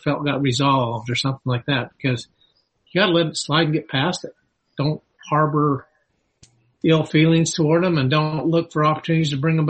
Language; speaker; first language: English; native; English